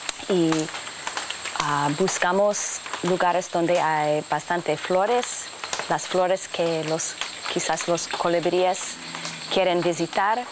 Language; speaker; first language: Spanish; non-native, fluent; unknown